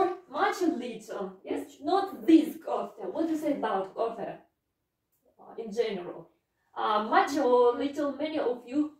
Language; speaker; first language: English; non-native, fluent; Russian